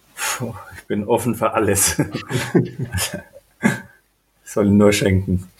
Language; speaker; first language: German; native; German